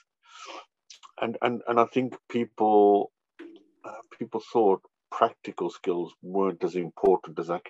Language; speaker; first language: English; native; English